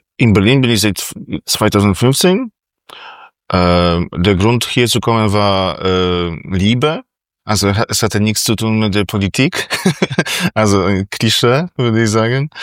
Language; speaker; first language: German; non-native, fluent; Polish